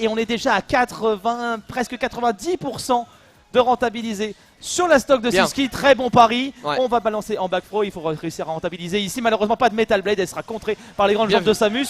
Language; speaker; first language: French; native; French